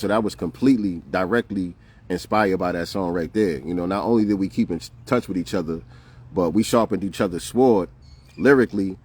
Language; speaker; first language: English; native; English